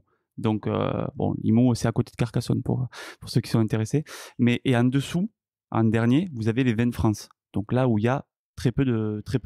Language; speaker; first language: French; native; French